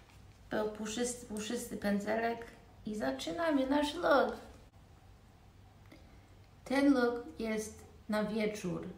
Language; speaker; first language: Polish; early bilingual, heritage; Polish